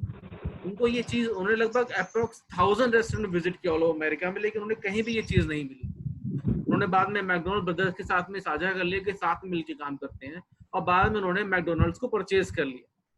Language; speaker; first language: Hindi; native; Hindi